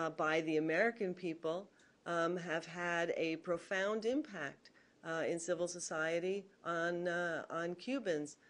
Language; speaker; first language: English; native; English